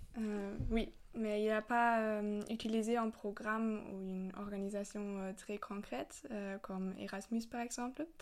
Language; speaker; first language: French; non-native, fluent; German